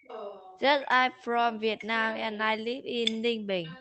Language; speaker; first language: English; non-native, learner; Vietnamese